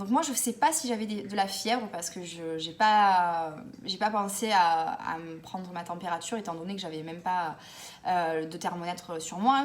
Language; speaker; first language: French; native; French